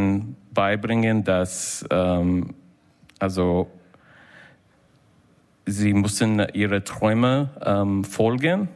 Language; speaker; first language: German; non-native, learner; English